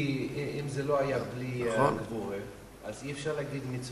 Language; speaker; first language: Hebrew; non-native, local second language; English